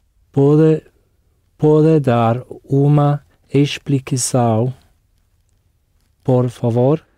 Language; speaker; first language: Portuguese; non-native, learner; English